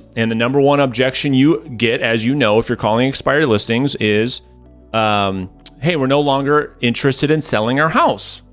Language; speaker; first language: English; native; English